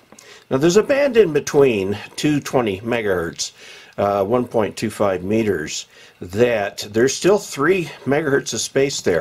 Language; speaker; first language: English; native; English